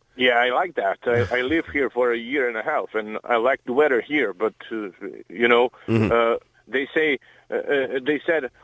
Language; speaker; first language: English; non-native, learner; Croatian